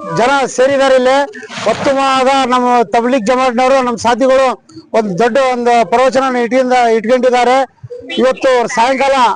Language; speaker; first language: Kannada; non-native, local second language; Urdu